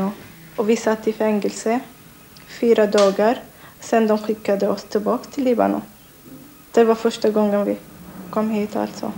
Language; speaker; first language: Swedish; non-native, learner; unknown